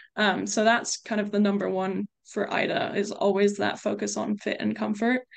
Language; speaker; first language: English; native; English